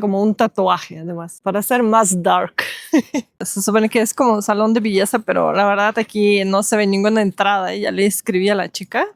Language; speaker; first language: Spanish; non-native, fluent; Russian